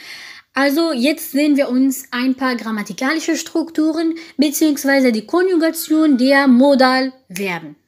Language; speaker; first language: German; non-native, fluent; French